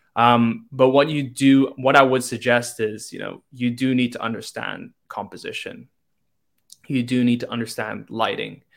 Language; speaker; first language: English; non-native, local second language; Cantonese